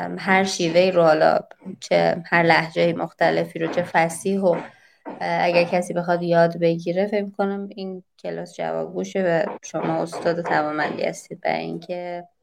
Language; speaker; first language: Persian; native; Persian